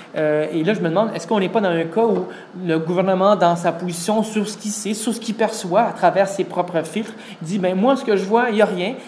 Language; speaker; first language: French; native; French